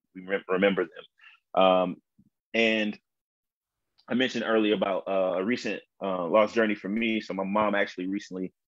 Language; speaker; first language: English; native; English